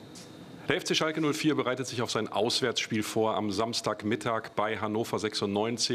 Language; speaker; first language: German; native; German